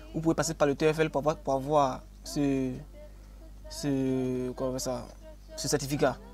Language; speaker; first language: French; non-native, local second language; Akan